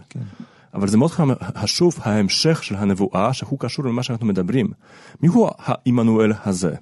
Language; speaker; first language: Hebrew; non-native, fluent; Polish